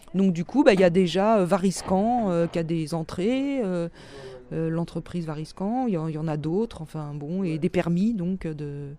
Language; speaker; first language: French; native; French